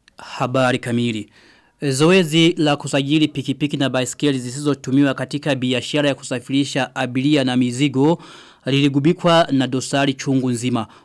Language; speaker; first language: Swahili; non-native, local second language; Rundi